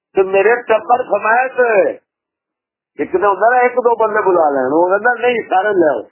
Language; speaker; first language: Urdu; non-native, local second language; Punjabi